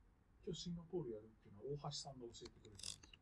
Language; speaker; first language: Japanese; native; Japanese